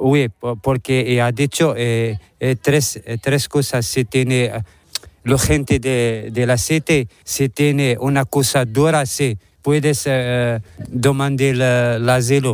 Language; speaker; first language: Spanish; non-native, learner; Arabic